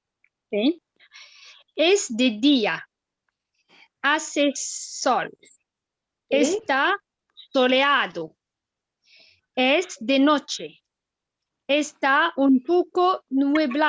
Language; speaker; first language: Spanish; non-native, learner; French